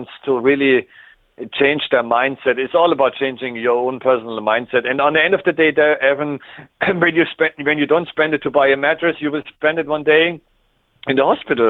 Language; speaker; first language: English; non-native, fluent; German